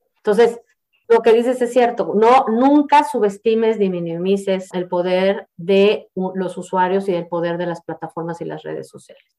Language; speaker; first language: Spanish; native; Spanish